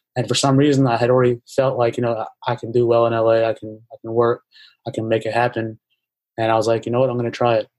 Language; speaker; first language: English; native; English